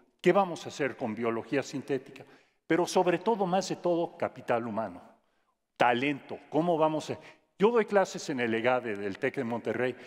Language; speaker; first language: Spanish; non-native, fluent; English